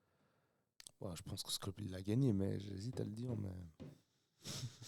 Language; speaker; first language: French; native; French